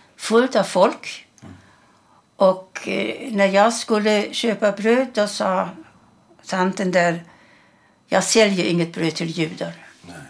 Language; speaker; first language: Swedish; early bilingual, other home language; German